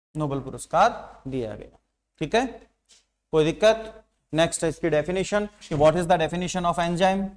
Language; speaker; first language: Hindi; native; Hindi